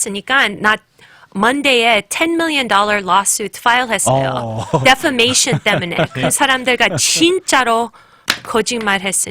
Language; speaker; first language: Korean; early bilingual, heritage; English